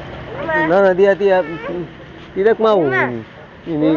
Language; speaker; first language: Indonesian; non-native, learner; Bangla